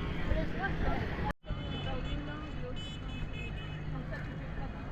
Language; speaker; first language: French; non-native, fluent; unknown